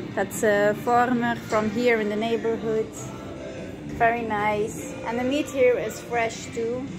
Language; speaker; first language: English; non-native, fluent; Dutch